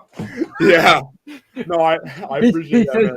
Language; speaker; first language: English; native; English